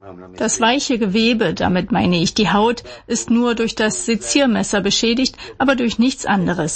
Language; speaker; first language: German; native; German